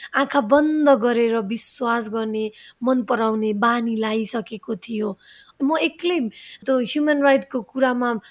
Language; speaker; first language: Nepali; early bilingual, heritage; Nepali